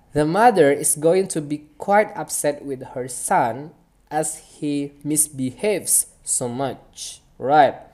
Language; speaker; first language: English; non-native, fluent; Indonesian